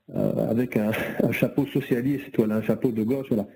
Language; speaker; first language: French; non-native, local second language; Arabic